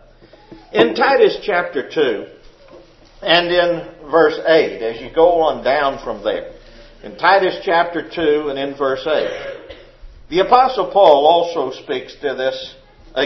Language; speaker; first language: English; native; English